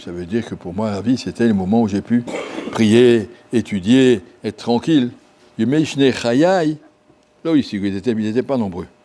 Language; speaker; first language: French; native; French